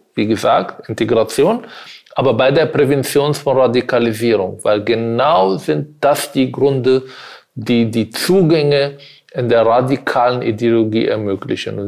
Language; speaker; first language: German; non-native, fluent; Arabic